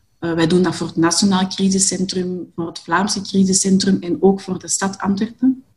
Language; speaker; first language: Dutch; native; Dutch